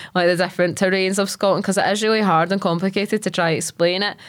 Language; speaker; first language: English; native; English